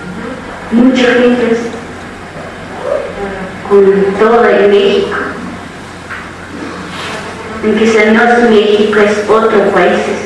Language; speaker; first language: Spanish; non-native, local second language; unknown